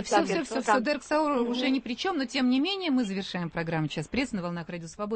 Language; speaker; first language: Russian; native; Russian